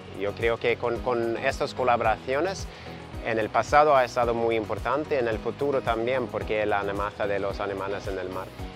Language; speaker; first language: Spanish; non-native, fluent; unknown